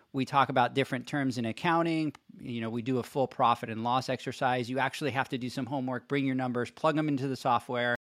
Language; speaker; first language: English; non-native, local second language; Spanish